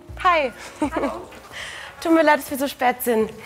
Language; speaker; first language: German; native; German